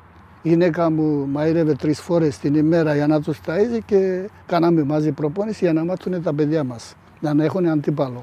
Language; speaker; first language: Greek; early bilingual, heritage; Greek